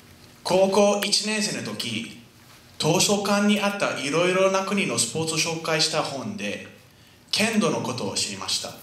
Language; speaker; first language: Japanese; non-native, fluent; French